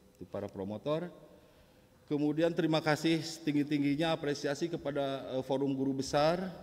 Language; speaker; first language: Indonesian; native; Indonesian